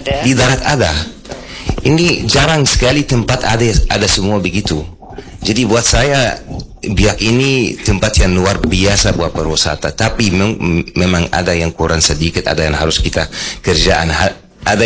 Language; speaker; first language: Indonesian; non-native, fluent; Arabic